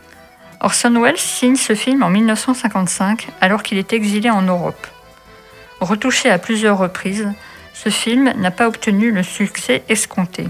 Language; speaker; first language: French; native; French